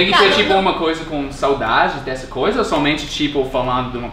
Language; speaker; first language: Portuguese; non-native, fluent; English